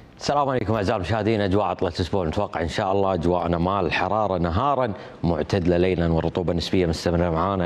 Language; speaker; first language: Arabic; native; Arabic